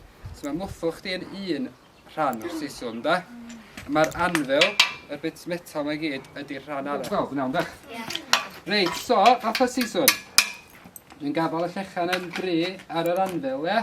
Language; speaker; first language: Welsh; native; Welsh